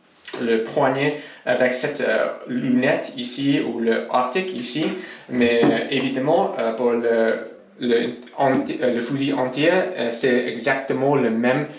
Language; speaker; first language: French; non-native, learner; English